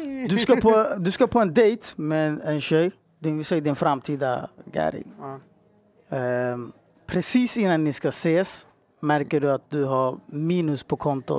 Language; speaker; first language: Swedish; native; Swedish